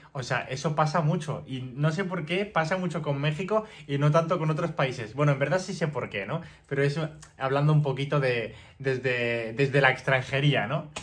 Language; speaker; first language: Spanish; native; Spanish